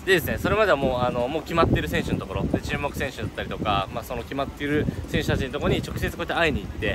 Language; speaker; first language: Japanese; native; Japanese